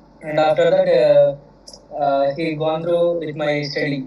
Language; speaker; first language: English; non-native, local second language; Telugu